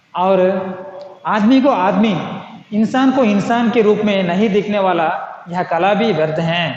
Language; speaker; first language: Hindi; non-native, local second language; Telugu